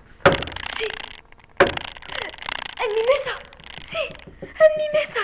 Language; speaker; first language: Spanish; non-native, learner; French